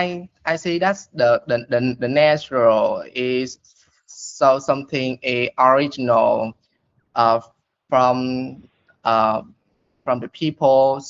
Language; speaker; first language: English; non-native, learner; Vietnamese